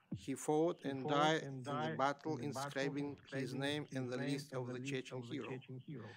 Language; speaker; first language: English; non-native, learner; Russian